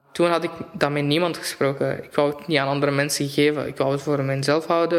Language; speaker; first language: Dutch; non-native, fluent; Arabic